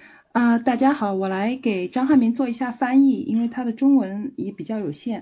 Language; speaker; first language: Chinese; native; Chinese